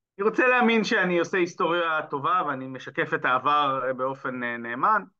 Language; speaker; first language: Hebrew; native; Hebrew